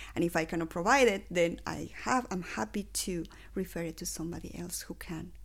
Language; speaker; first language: English; non-native, fluent; Spanish